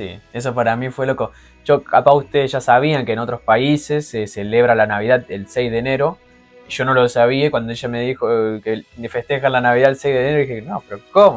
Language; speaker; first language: Spanish; native; Spanish